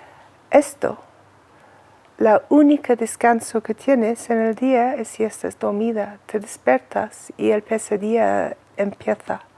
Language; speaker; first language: Spanish; non-native, fluent; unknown